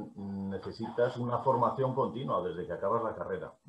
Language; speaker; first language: Spanish; native; Spanish